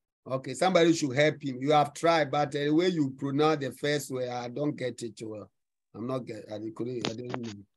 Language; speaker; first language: English; non-native, local second language; Akan